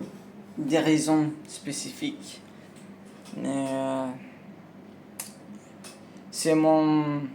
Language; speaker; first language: French; non-native, learner; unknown